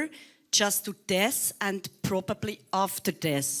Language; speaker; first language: English; non-native, learner; Swiss German